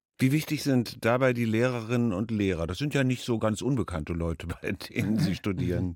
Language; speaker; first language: German; native; German